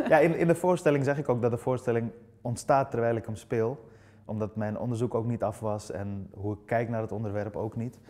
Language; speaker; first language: Dutch; early bilingual, other home language; Persian